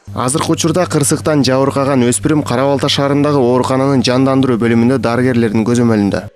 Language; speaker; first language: Kyrgyz; native; Kyrgyz